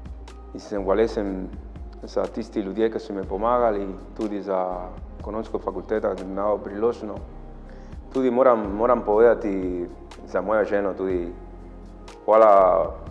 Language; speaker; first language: Slovenian; non-native, learner; Spanish